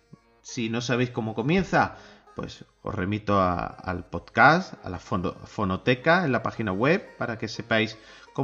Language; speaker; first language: Spanish; native; Spanish